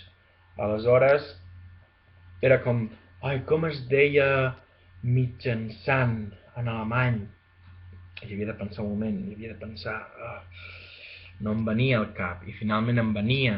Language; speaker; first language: Catalan; non-native, fluent; Spanish